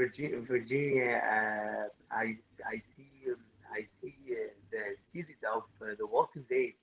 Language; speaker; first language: English; non-native, learner; Arabic